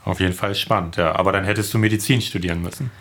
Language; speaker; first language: German; native; German